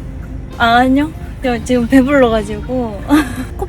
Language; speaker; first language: Korean; non-native, fluent; Japanese